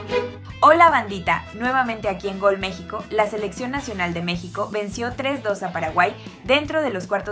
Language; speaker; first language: Spanish; native; Spanish